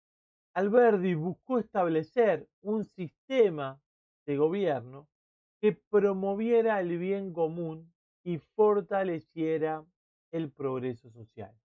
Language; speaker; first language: Spanish; native; Spanish